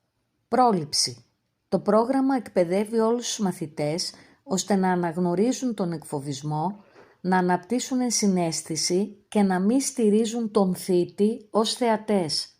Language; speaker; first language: Greek; native; Greek